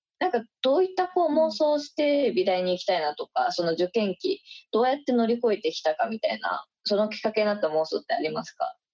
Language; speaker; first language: Japanese; native; Japanese